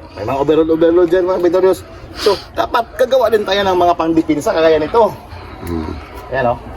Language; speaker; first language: Filipino; non-native, local second language; Cebuano